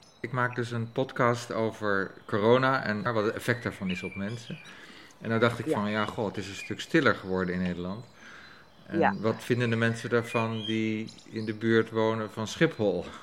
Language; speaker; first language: Dutch; native; Dutch